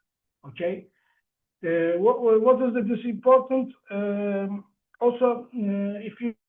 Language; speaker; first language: English; non-native, learner; Turkish